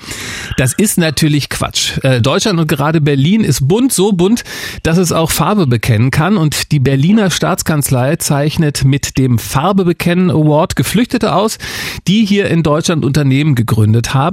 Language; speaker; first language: German; native; German